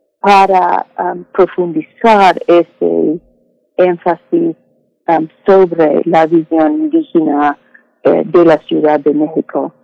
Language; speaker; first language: Spanish; non-native, fluent; English